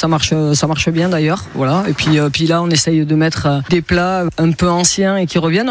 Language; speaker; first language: French; native; French